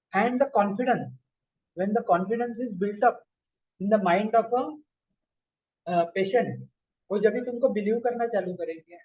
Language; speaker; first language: Hindi; non-native, local second language; Marathi